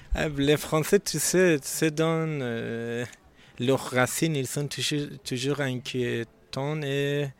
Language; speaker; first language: French; non-native, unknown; Persian